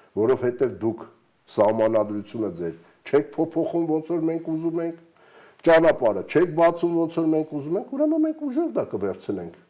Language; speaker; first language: Armenian; native; Armenian